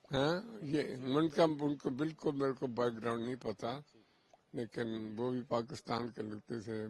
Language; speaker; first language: Urdu; non-native, local second language; Punjabi